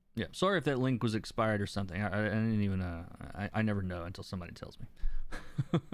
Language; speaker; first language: English; native; English